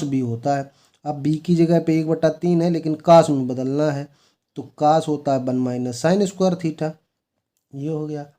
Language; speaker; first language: Hindi; native; Hindi